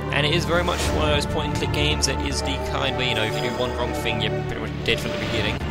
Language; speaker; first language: English; native; English